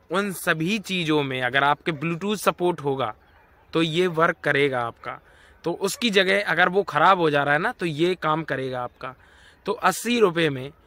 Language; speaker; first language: Hindi; native; Hindi